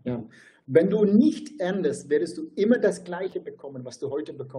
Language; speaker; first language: German; non-native, fluent; Turkish